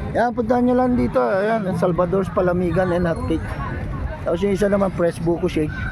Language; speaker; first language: Filipino; non-native, local second language; Iloko